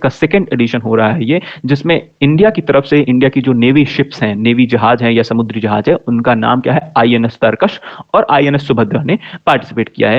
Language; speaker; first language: Hindi; native; Hindi